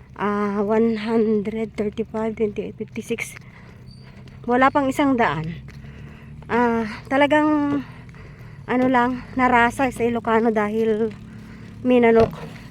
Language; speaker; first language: Filipino; non-native, local second language; Iloko